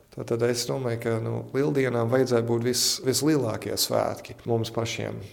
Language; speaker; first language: Latvian; early bilingual, heritage; Latvian